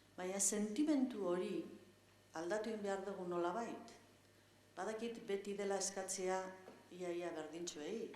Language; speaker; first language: Basque; non-native, local second language; Spanish